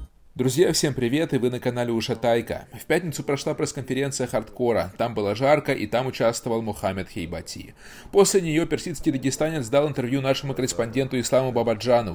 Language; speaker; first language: Russian; native; Russian